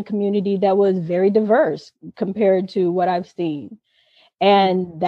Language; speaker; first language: English; native; English